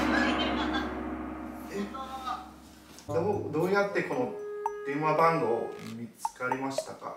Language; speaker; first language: Japanese; non-native, learner; English